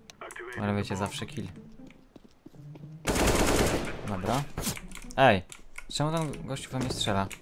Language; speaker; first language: Polish; native; Polish